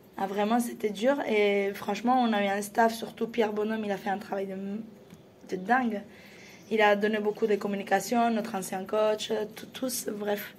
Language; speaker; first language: French; non-native, fluent; Spanish